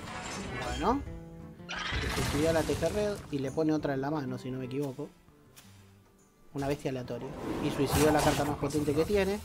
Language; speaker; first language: Spanish; native; Spanish